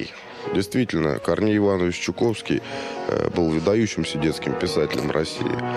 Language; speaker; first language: Russian; native; Russian